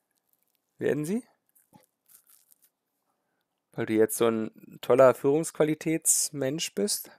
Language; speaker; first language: German; native; German